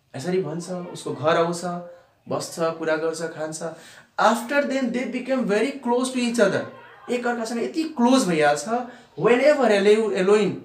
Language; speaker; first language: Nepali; non-native, local second language; Bhojpuri